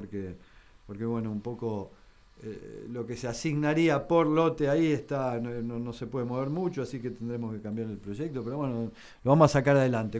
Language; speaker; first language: Spanish; native; Spanish